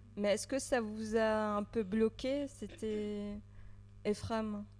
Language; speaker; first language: French; native; French